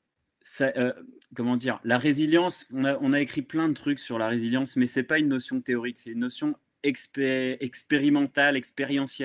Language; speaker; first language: French; native; French